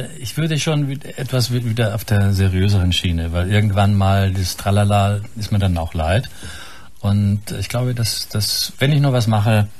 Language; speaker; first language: German; native; German